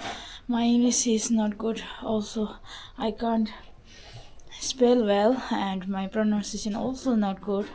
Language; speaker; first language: English; non-native, learner; Tibetan